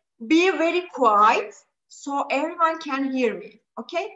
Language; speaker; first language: English; non-native, fluent; Turkish